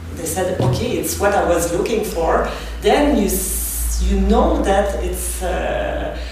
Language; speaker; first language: English; non-native, fluent; French